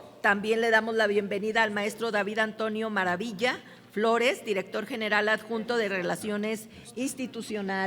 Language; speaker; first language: Spanish; native; Spanish